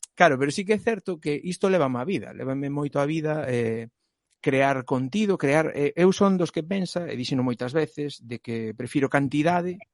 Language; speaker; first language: Galician; non-native, local second language; Spanish